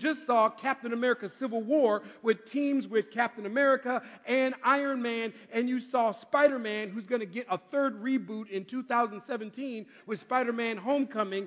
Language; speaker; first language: English; native; English